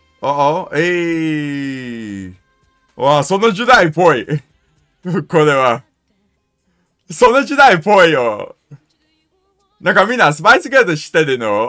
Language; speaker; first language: Japanese; non-native, learner; English